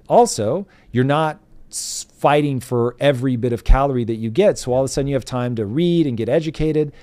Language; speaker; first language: English; native; English